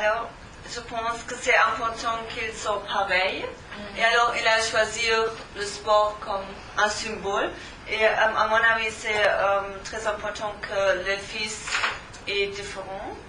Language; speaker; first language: French; non-native, learner; German